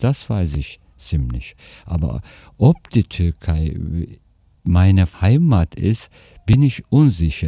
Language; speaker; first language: German; non-native, fluent; Turkish